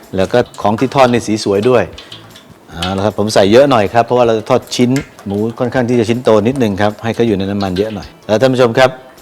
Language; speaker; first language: Thai; native; Thai